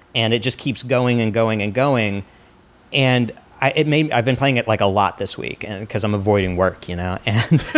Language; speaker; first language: English; native; English